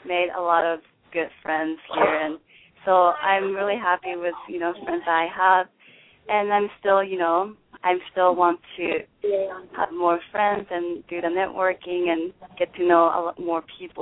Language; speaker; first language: English; non-native, fluent; Japanese